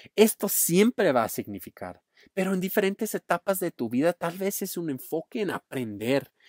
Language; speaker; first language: Spanish; non-native, fluent; English